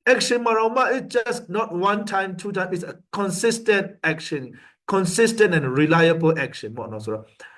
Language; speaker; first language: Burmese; non-native, local second language; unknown